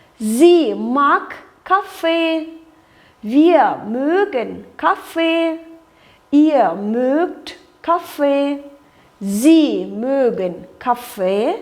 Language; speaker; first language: German; non-native, fluent; Kyrgyz